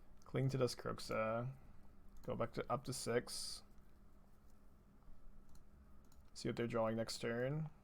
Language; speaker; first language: English; native; English